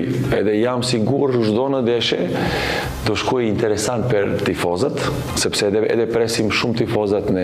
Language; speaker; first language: Albanian; non-native, learner; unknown